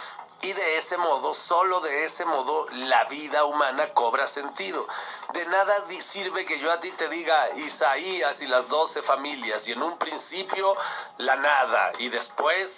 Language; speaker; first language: Spanish; native; Spanish